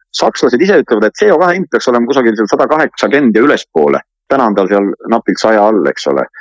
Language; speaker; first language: Estonian; native; Estonian